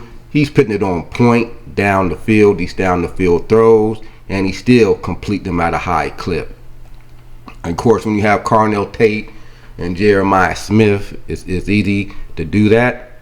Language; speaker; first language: English; native; English